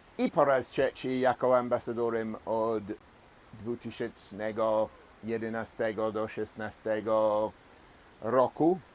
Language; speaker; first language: Polish; non-native, fluent; English